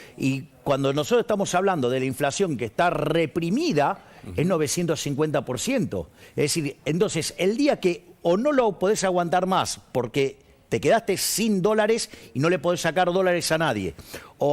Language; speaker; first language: Spanish; native; Spanish